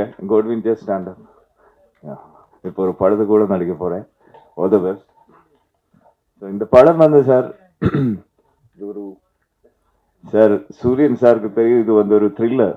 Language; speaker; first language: Tamil; non-native, learner; Kannada